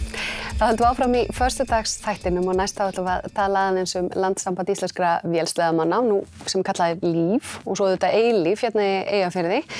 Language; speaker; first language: Icelandic; native; Icelandic